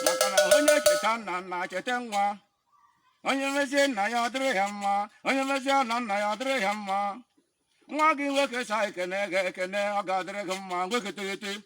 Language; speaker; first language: Igbo; native; Igbo